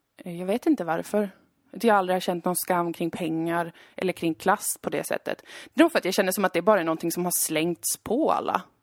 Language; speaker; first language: Swedish; native; Swedish